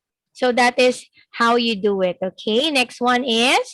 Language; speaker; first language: English; non-native, fluent; Filipino